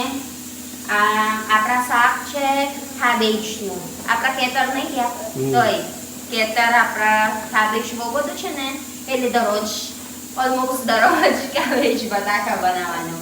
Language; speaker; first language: Gujarati; non-native, learner; Filipino